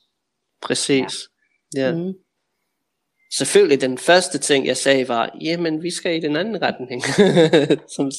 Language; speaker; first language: Danish; non-native, fluent; English